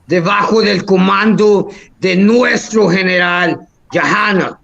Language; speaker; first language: Spanish; early bilingual, heritage; Spanish